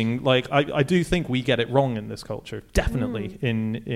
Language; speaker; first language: English; native; English